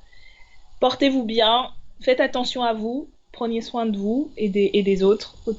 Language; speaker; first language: French; native; French